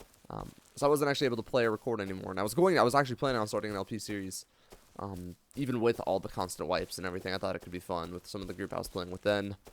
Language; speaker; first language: English; native; English